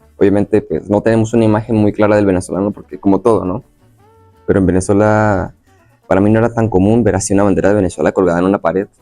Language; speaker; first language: Spanish; native; Spanish